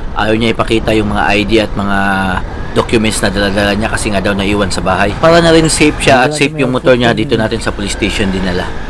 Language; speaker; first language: Filipino; native; Filipino